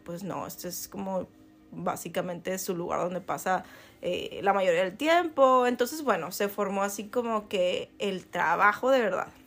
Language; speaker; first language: Spanish; native; Spanish